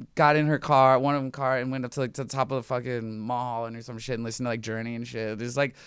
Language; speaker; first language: English; native; English